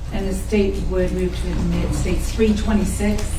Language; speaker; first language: English; native; English